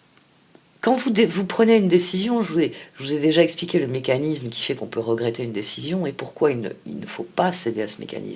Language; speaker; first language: French; native; French